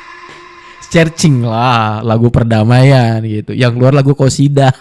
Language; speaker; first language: Indonesian; native; Indonesian